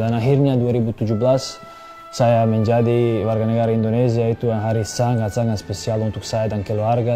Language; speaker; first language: Indonesian; non-native, fluent; Serbian